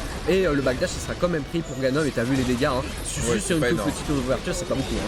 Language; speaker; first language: French; native; French